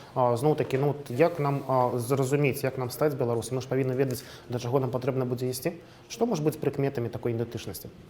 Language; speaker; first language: Belarusian; non-native, local second language; Russian